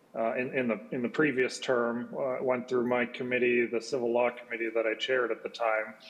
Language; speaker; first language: English; native; English